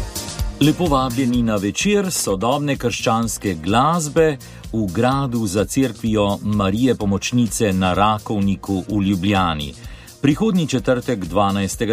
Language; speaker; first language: Slovenian; native; Slovenian